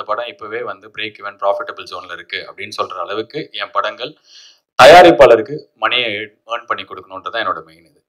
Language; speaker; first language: Tamil; native; Tamil